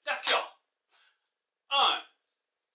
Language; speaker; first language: French; non-native, fluent; English